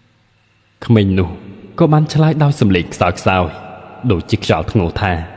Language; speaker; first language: Khmer; native; Khmer